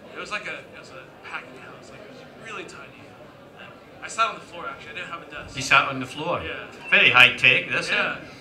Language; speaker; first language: English; native; English